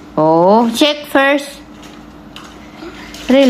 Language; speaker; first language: English; non-native, learner; Filipino